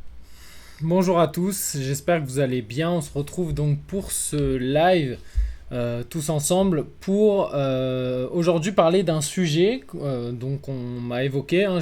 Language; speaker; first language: French; native; French